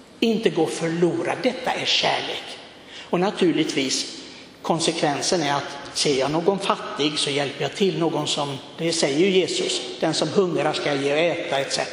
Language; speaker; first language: Swedish; non-native, fluent; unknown